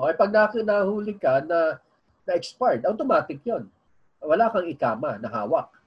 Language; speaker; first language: Filipino; native; Filipino